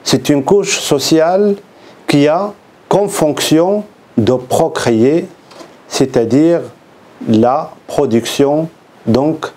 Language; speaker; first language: French; non-native, local second language; Arabic